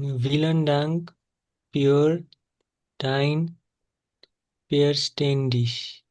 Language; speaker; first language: German; non-native, learner; Nepali